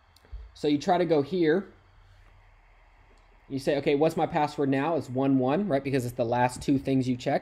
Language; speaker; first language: English; native; English